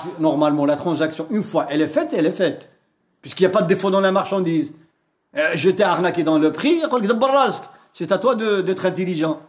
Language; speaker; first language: French; non-native, local second language; Arabic